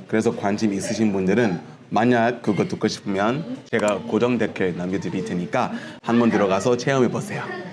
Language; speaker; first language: Korean; non-native, fluent; English